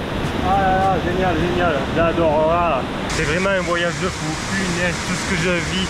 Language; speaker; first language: French; native; French